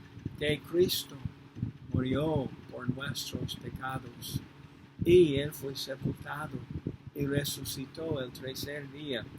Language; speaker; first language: Spanish; non-native, fluent; English